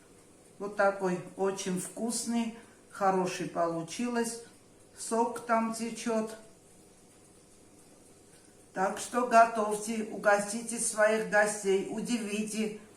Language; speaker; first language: Russian; non-native, fluent; Armenian